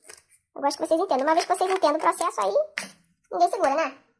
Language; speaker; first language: Portuguese; native; Portuguese